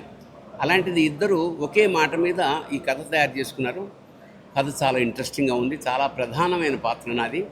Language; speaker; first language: Telugu; native; Telugu